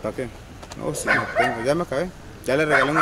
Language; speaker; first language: Spanish; native; Spanish